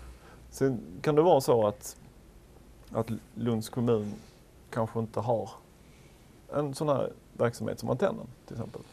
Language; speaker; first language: Swedish; native; Swedish